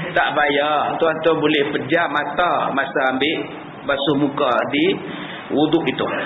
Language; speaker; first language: Malay; native; Malay